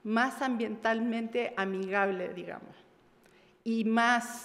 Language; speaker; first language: Spanish; native; Spanish